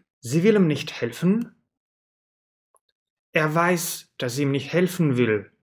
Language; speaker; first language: German; non-native, fluent; Russian